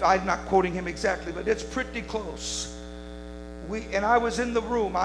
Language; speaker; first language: English; native; English